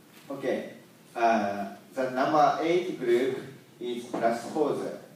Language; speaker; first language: English; non-native, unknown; Japanese